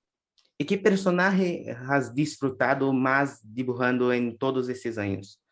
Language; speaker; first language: Spanish; non-native, learner; Portuguese